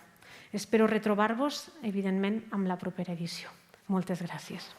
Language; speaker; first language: Catalan; native; Catalan